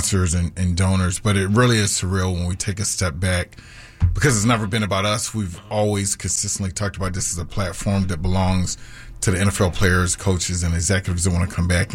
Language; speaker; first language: English; native; English